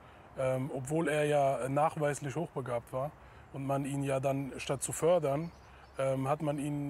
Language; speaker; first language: German; native; German